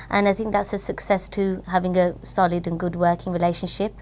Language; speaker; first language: English; native; English